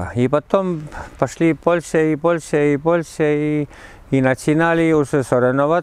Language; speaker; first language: Russian; non-native, learner; Estonian